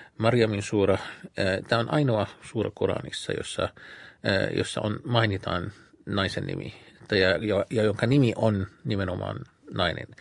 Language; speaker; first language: Finnish; non-native, fluent; Arabic